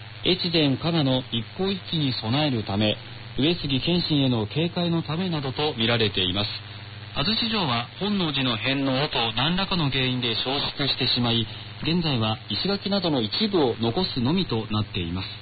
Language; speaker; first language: Japanese; non-native, fluent; Chinese